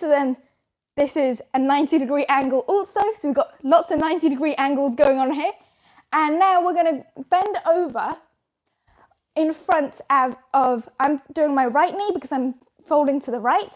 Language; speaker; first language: English; native; English